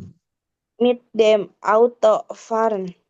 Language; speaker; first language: German; non-native, learner; Indonesian